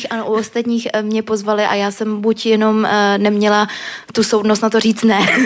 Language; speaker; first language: Czech; early bilingual, other home language; Vietnamese